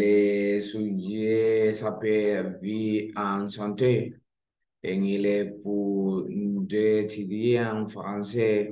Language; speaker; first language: French; non-native, learner; Spanish